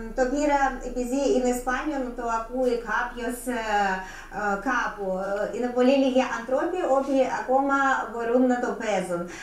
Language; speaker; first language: Greek; non-native, learner; Russian